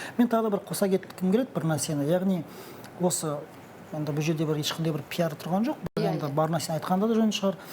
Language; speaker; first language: Kazakh; non-native, local second language; Russian